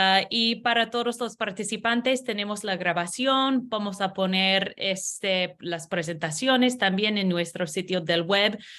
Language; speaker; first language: Spanish; non-native, learner; English